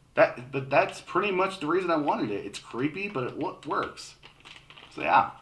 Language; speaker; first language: English; native; English